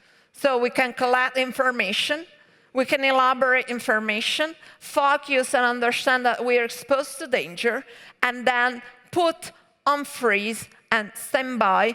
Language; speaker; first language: English; non-native, fluent; Italian